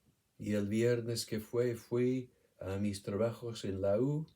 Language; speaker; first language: Spanish; non-native, fluent; English